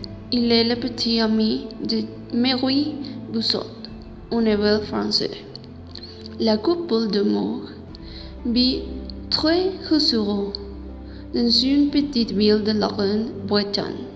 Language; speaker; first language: French; non-native, learner; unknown